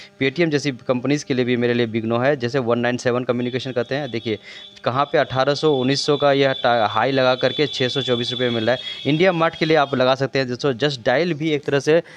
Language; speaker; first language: Hindi; native; Hindi